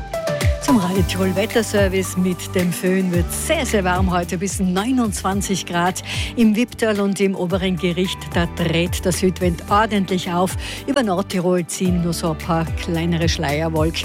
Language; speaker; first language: German; native; German